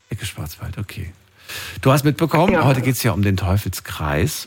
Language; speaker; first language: German; native; German